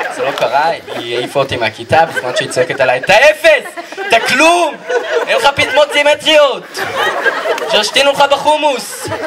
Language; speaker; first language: Hebrew; native; Hebrew